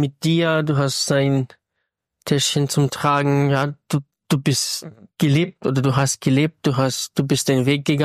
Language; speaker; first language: German; non-native, fluent; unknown